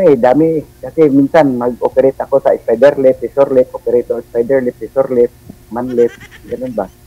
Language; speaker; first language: Filipino; non-native, local second language; Cebuano